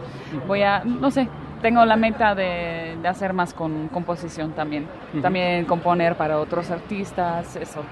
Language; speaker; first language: Spanish; non-native, fluent; Dutch